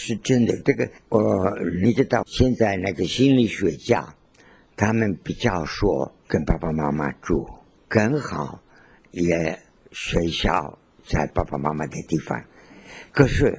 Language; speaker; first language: Chinese; non-native, learner; Spanish